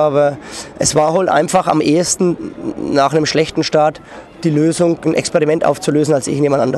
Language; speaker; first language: German; native; German